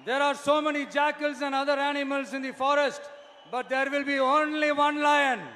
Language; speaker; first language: English; non-native, local second language; Tamil